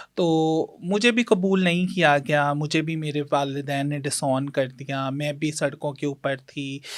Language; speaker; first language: Urdu; non-native, local second language; Punjabi